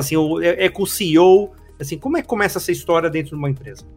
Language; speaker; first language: Portuguese; native; Portuguese